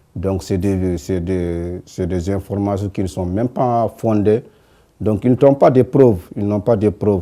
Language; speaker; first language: French; non-native, local second language; Wolof